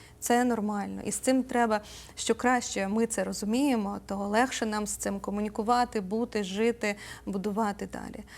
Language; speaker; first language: Ukrainian; native; Ukrainian